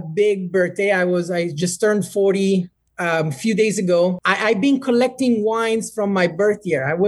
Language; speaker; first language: English; non-native, fluent; Italian